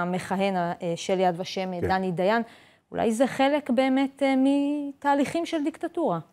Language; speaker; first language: Hebrew; native; Hebrew